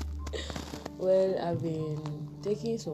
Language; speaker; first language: English; non-native, local second language; Yoruba